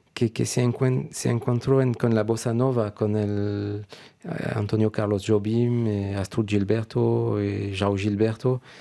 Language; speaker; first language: Spanish; non-native, fluent; French